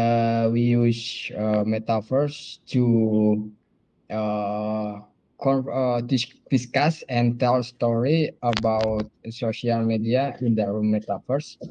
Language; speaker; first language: English; non-native, learner; Indonesian